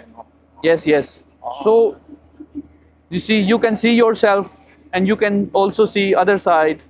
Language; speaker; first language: English; non-native, learner; Punjabi